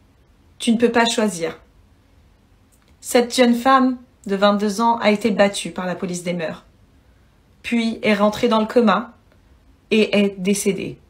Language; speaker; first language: French; early bilingual, other home language; Persian